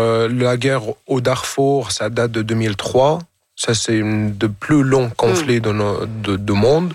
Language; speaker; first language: French; non-native, fluent; Arabic